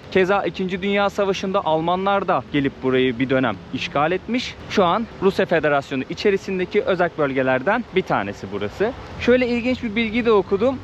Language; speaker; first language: Turkish; native; Turkish